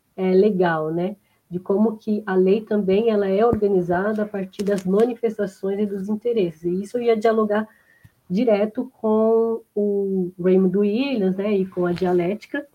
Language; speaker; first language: Portuguese; native; Portuguese